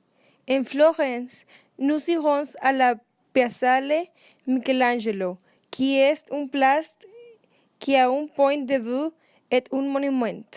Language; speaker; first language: French; non-native, learner; Spanish